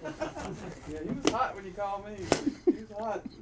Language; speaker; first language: English; native; English